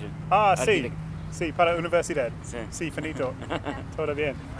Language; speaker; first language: Spanish; non-native, learner; English